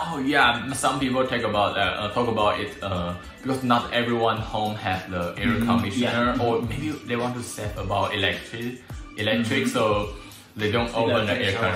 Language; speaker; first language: English; non-native, learner; Chinese